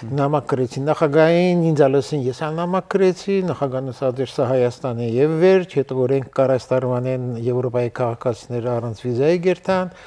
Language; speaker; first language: Armenian; early bilingual, heritage; Armenian